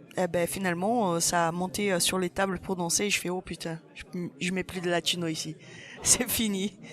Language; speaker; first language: French; non-native, fluent; Portuguese